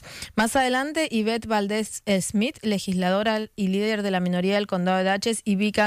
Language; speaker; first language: Spanish; native; Spanish